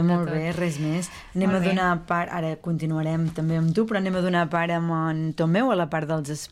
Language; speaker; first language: Catalan; native; Catalan